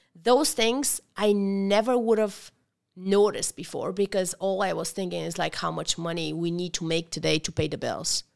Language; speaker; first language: English; non-native, fluent; Bulgarian